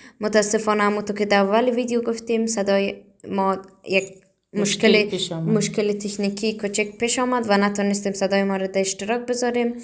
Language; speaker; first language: Persian; early bilingual, heritage; Persian